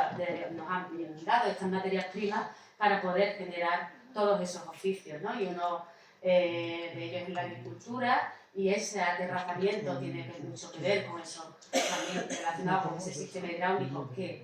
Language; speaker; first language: Spanish; native; Spanish